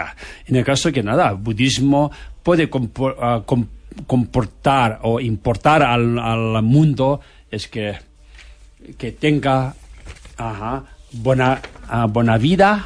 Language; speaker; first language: Spanish; non-native, fluent; Tibetan